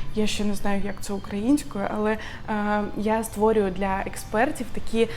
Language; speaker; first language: Ukrainian; non-native, local second language; Russian